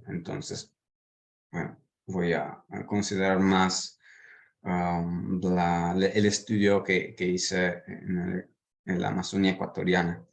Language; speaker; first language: Spanish; non-native, fluent; Italian